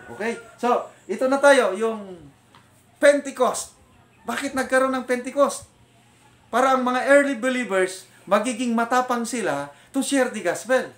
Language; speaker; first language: Filipino; non-native, local second language; Iloko